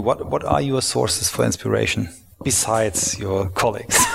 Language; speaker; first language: English; non-native, fluent; German